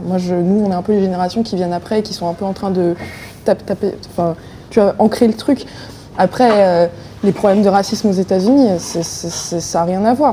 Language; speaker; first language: French; native; French